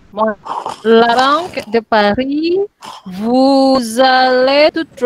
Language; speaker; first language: French; non-native, learner; Indonesian